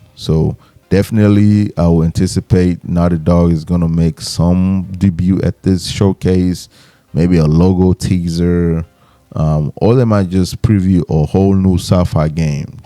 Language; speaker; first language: English; native; English